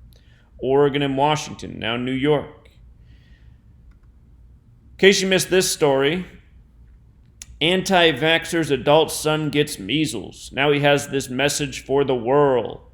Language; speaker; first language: English; native; English